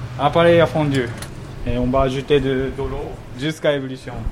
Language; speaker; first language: French; non-native, learner; Japanese